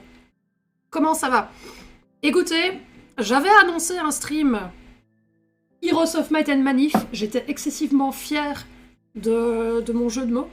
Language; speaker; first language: French; native; French